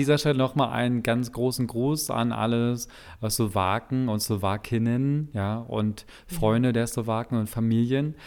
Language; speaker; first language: German; native; German